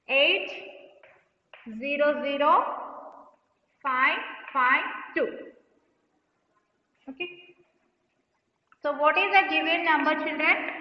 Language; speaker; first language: English; non-native, local second language; Telugu